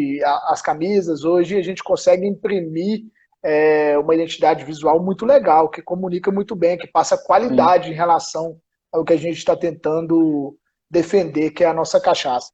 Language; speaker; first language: Portuguese; native; Portuguese